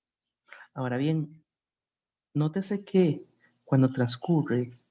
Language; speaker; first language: Spanish; native; Spanish